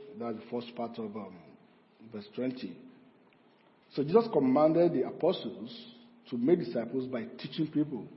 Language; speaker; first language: English; non-native, local second language; Yoruba